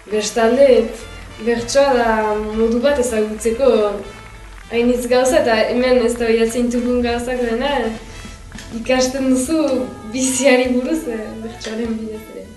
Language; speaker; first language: Basque; native; Basque